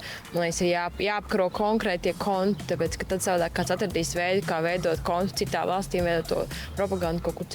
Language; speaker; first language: Latvian; native; Latvian